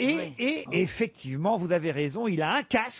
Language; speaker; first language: French; native; French